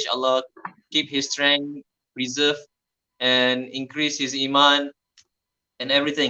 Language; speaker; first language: English; non-native, fluent; Malay